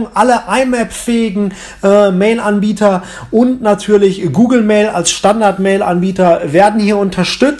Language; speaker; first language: German; native; German